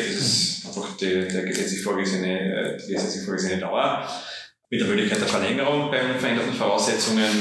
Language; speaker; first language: German; native; German